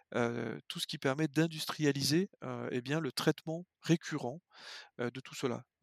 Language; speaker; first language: French; native; French